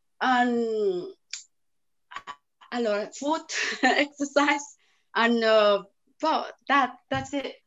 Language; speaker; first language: English; non-native, learner; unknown